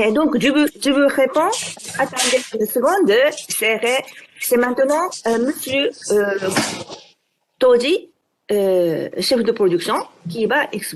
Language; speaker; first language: French; non-native, fluent; Japanese